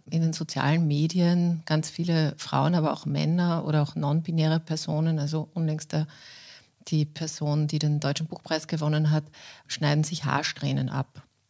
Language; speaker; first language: German; native; German